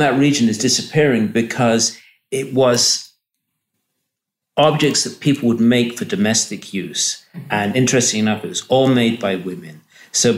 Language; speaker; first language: English; native; English